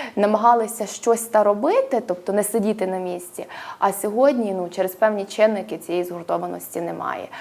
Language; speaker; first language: Ukrainian; native; Ukrainian